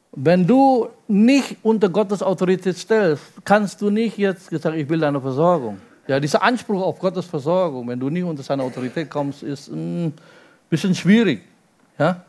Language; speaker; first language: German; non-native, fluent; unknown